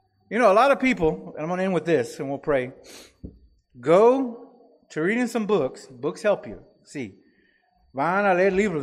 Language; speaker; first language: English; native; English